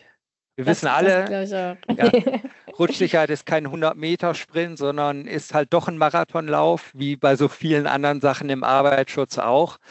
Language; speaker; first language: German; native; German